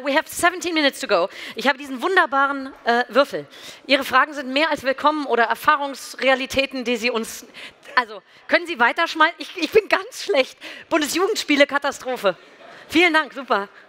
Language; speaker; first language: German; native; German